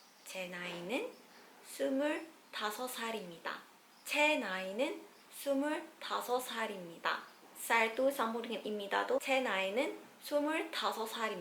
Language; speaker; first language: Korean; non-native, fluent; Malay